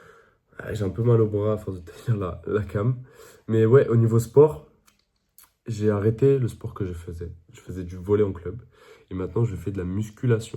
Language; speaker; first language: French; native; French